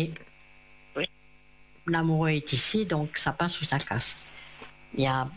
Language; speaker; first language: French; native; French